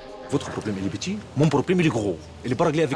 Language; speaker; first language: French; non-native, learner; Arabic